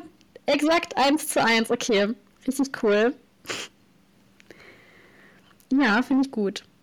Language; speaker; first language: German; native; German